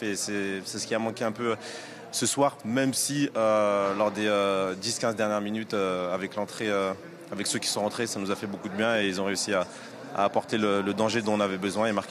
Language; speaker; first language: French; native; French